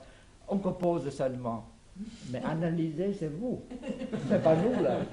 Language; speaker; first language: French; non-native, fluent; Vietnamese